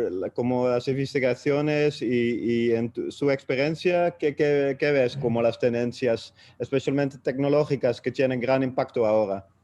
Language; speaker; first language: Spanish; non-native, fluent; Dutch